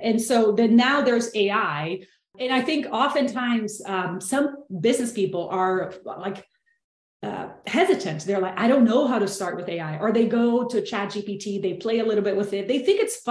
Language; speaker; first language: English; non-native, fluent; Portuguese